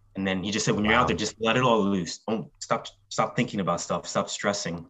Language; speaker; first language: English; native; English